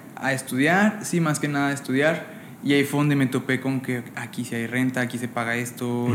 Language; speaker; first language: Spanish; native; Spanish